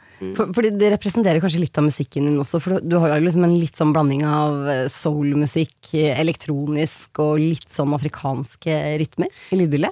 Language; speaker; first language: Norwegian; native; Norwegian